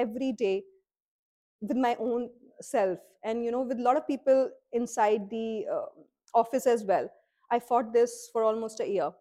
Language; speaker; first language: English; non-native, local second language; Hindi